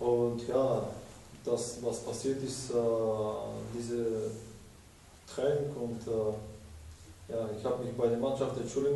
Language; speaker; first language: German; non-native, fluent; Bulgarian